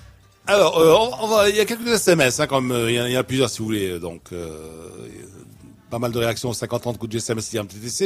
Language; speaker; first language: French; non-native, local second language; Arabic